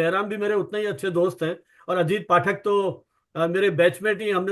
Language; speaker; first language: Hindi; native; Hindi